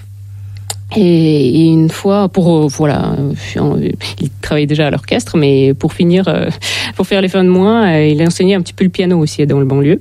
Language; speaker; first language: French; non-native, fluent; Russian